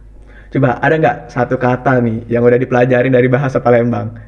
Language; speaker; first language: Indonesian; native; Indonesian